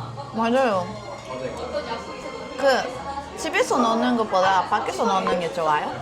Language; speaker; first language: Korean; non-native, fluent; Japanese